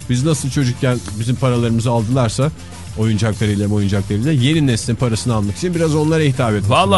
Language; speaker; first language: Turkish; native; Turkish